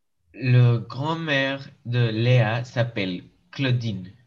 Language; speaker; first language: French; non-native, learner; English